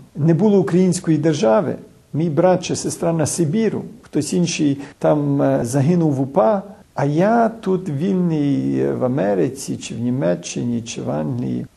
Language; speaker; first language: Ukrainian; early bilingual, heritage; Ukrainian